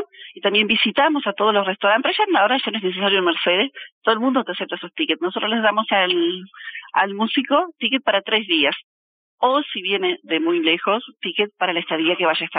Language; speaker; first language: Spanish; native; Spanish